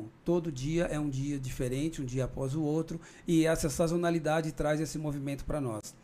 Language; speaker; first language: Portuguese; native; Portuguese